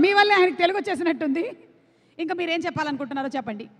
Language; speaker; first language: Telugu; native; Telugu